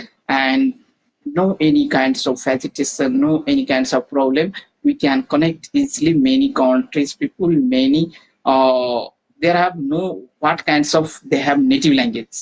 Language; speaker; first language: English; non-native, learner; Maithili